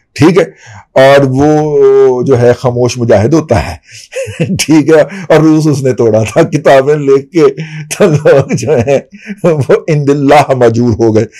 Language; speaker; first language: Urdu; native; Urdu